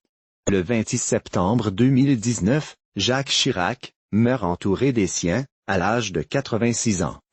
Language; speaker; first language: French; native; French